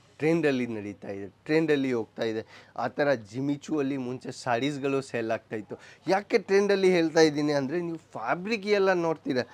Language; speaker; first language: Kannada; non-native, local second language; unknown